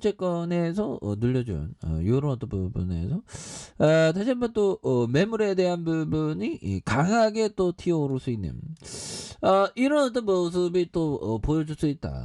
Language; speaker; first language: Korean; native; Korean